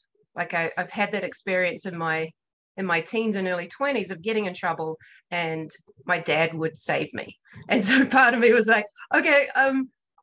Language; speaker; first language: English; native; English